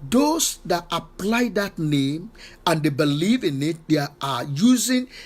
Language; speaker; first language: English; non-native, local second language; Yoruba